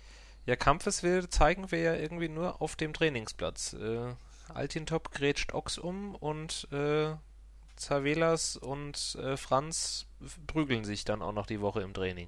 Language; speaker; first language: German; native; German